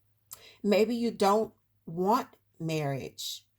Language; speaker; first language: English; native; English